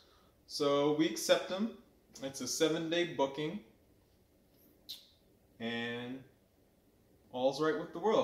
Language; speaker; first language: English; native; English